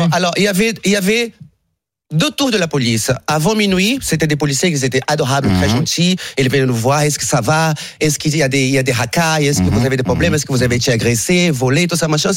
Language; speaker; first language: French; non-native, fluent; Portuguese